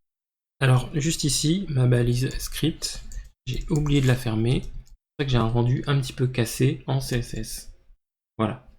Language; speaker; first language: French; native; French